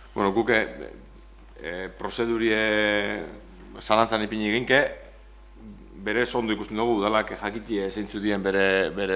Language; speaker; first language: Basque; native; Basque